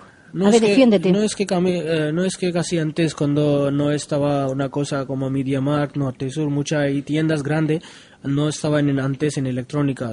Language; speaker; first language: Spanish; non-native, learner; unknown